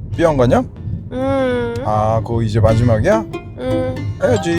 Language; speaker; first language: Korean; native; Korean